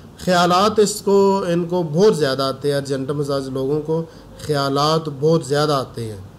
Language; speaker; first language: Urdu; non-native, local second language; Punjabi